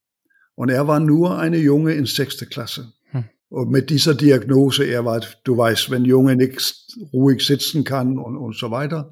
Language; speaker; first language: German; non-native, learner; Danish